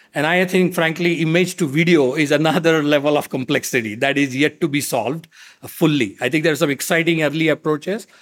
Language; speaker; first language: English; non-native, local second language; Marathi